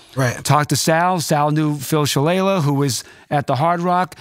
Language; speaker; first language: English; native; English